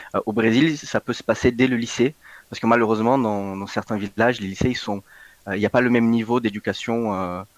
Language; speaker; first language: French; non-native, fluent; Portuguese